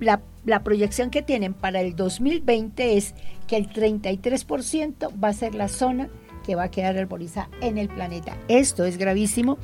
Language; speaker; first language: Spanish; native; Spanish